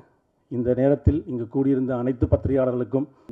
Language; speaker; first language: Tamil; native; Tamil